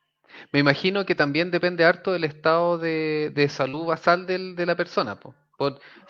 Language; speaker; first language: Spanish; native; Spanish